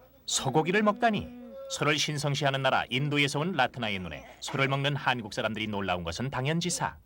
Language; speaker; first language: Korean; native; Korean